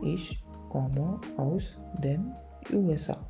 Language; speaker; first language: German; non-native, fluent; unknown